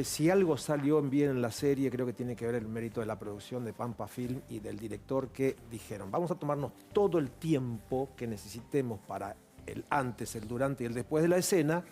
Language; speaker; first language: Spanish; native; Spanish